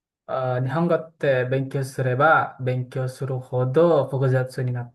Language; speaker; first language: Japanese; non-native, learner; Indonesian